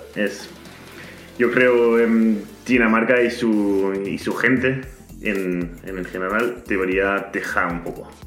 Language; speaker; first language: Spanish; non-native, fluent; Danish